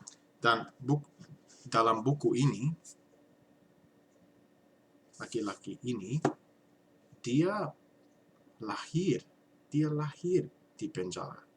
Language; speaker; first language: Indonesian; non-native, learner; English